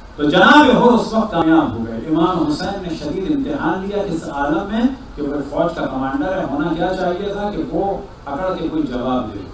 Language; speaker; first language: Urdu; native; Urdu